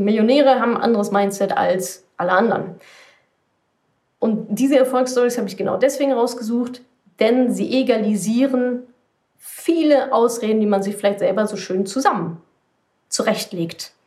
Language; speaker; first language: German; native; German